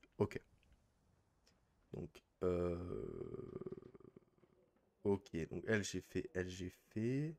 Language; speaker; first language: French; native; French